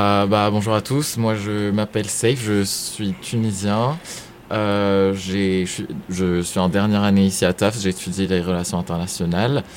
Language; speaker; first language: French; non-native, local second language; Arabic